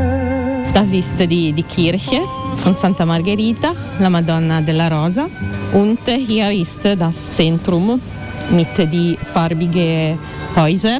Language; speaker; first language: German; non-native, learner; Italian